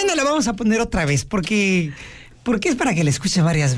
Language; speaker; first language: Spanish; native; Spanish